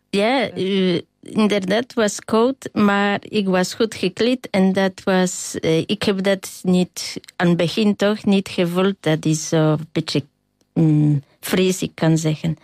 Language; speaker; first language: Dutch; non-native, fluent; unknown